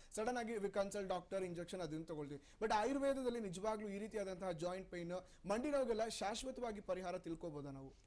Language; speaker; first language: Kannada; non-native, local second language; Kodava